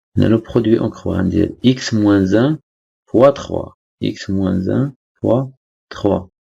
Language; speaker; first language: French; non-native, local second language; Arabic